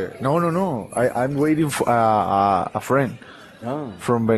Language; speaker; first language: English; non-native, learner; Spanish